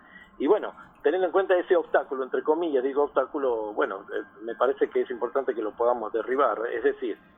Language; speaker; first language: Spanish; native; Spanish